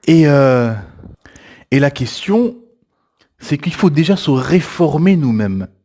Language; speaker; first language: French; native; French